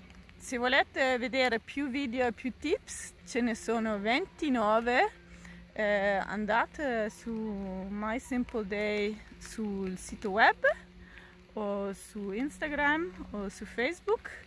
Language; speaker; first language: Italian; non-native, fluent; Dutch